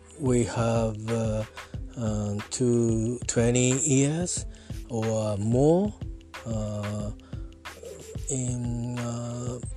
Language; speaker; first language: English; non-native, learner; Japanese